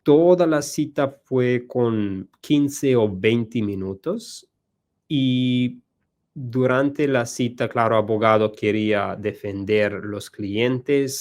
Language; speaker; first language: Spanish; non-native, learner; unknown